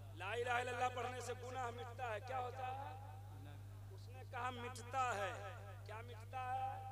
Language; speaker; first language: Hindi; native; Hindi